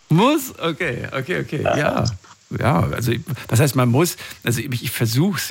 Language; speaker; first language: German; native; German